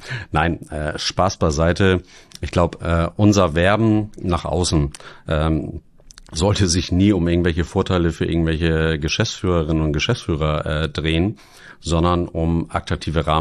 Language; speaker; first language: German; native; German